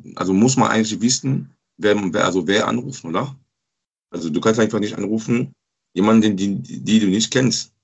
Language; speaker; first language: German; non-native, learner; French